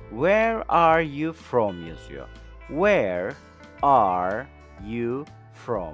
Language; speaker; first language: English; non-native, fluent; Turkish